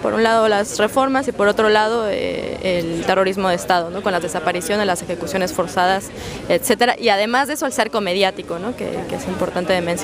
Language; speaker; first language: Spanish; native; Spanish